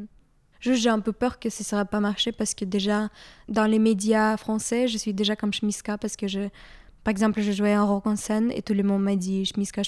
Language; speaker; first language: French; non-native, fluent; Ukrainian